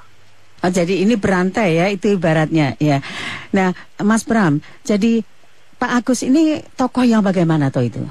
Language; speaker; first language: Indonesian; native; Indonesian